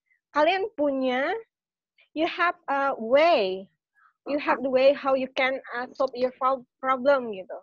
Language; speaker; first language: English; non-native, fluent; Indonesian